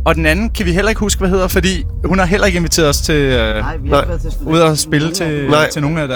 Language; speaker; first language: Danish; native; Danish